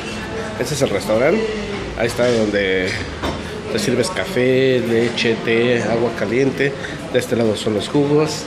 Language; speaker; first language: Spanish; native; Spanish